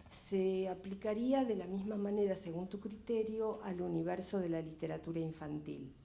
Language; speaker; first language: Spanish; native; Spanish